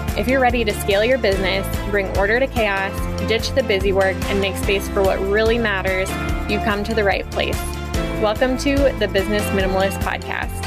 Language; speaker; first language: English; native; English